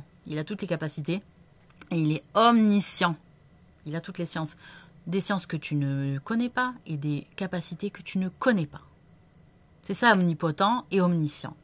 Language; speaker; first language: French; native; French